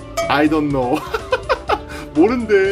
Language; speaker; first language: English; non-native, learner; Korean